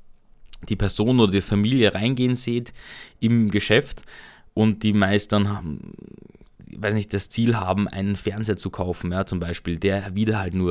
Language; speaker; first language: German; native; German